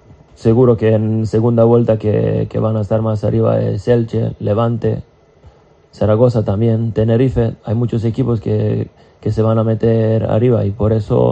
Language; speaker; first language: Spanish; non-native, fluent; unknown